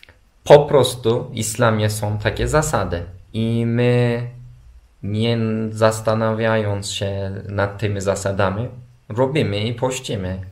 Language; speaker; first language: Polish; non-native, fluent; Turkish